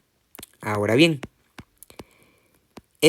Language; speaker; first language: Spanish; native; Spanish